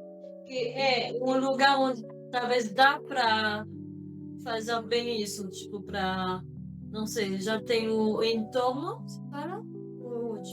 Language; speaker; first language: Portuguese; non-native, fluent; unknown